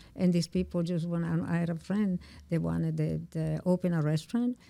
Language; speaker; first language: English; non-native, fluent; Italian